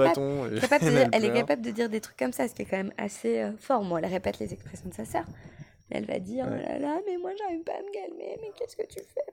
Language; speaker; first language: French; native; French